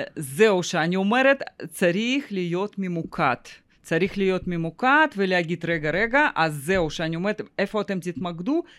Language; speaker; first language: Hebrew; non-native, fluent; Russian